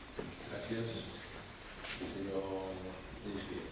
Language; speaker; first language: Catalan; native; Catalan